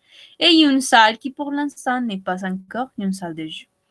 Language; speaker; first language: French; non-native, learner; Spanish